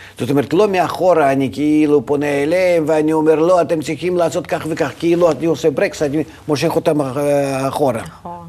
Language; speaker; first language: Hebrew; non-native, fluent; Russian